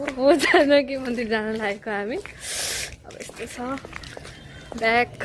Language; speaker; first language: Nepali; non-native, local second language; Maithili